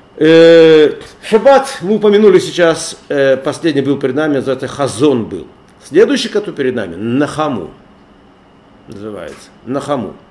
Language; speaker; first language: Russian; native; Russian